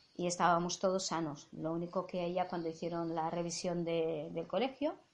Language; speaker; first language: Spanish; non-native, local second language; Catalan